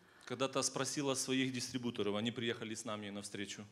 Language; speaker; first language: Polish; non-native, learner; Russian